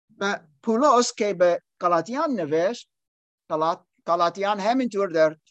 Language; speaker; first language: Persian; non-native, learner; English